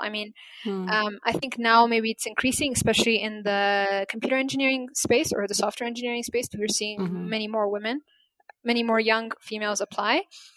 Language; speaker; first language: English; non-native, fluent; Amharic